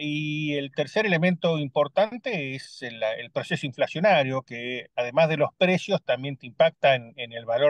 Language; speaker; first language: Spanish; native; Spanish